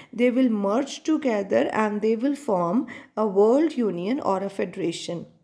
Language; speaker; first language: English; non-native, local second language; Punjabi